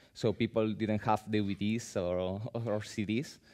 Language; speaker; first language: English; non-native, fluent; Spanish